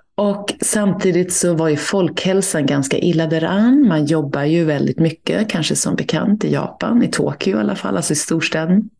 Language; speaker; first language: Swedish; native; Swedish